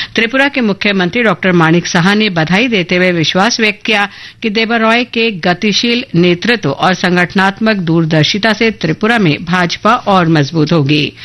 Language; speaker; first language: Hindi; native; Hindi